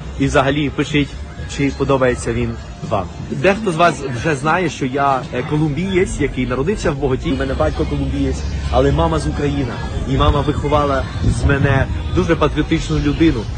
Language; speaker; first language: Ukrainian; non-native, fluent; Spanish